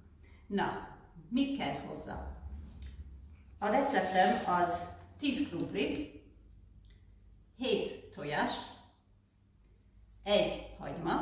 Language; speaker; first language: Hungarian; early bilingual, heritage; Hungarian